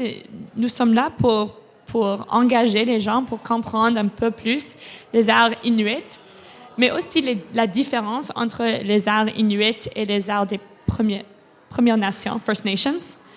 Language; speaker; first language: French; non-native, local second language; English